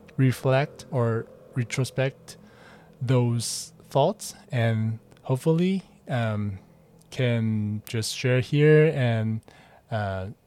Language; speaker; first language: English; non-native, fluent; Chinese